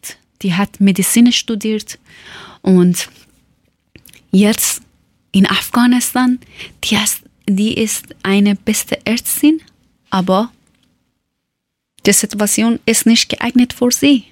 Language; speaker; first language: German; non-native, learner; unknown